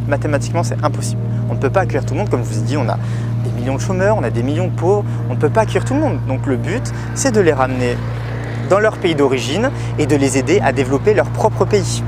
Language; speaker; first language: French; native; French